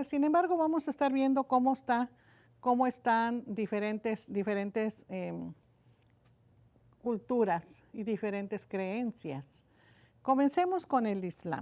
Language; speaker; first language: Spanish; native; Spanish